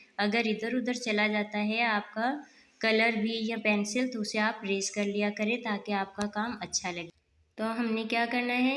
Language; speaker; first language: Urdu; non-native, local second language; Punjabi